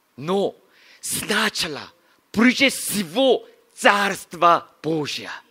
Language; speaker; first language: Russian; non-native, learner; Korean